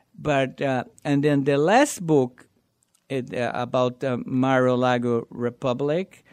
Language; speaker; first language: English; non-native, learner; Portuguese